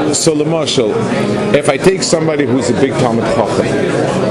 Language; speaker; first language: English; native; English